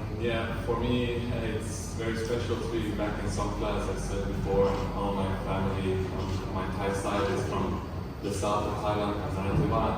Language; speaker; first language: English; early bilingual, heritage; English